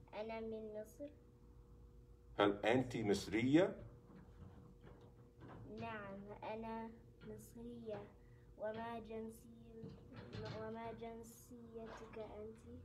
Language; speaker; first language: Arabic; non-native, fluent; English